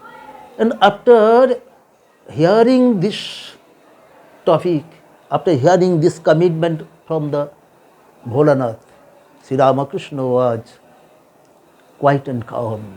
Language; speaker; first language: English; non-native, local second language; Bangla